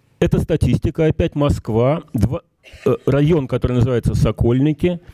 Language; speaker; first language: Russian; native; Russian